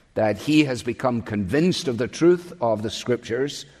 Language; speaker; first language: English; native; English